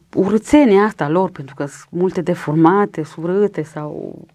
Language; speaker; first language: Romanian; native; Romanian